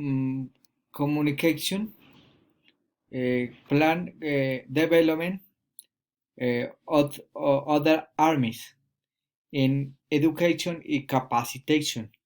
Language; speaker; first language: English; non-native, learner; Spanish